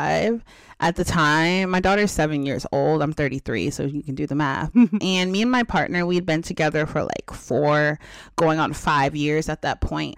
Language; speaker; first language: English; native; English